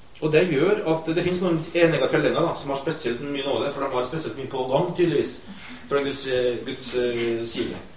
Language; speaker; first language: Norwegian; native; Norwegian